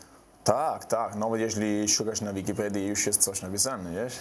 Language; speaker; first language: Polish; non-native, learner; Italian